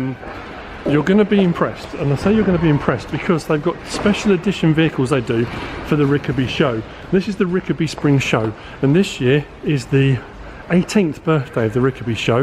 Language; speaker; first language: English; native; English